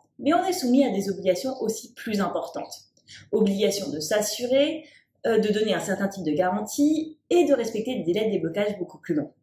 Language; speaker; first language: French; native; French